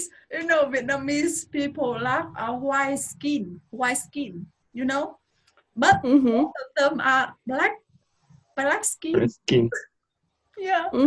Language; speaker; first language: English; non-native, fluent; Vietnamese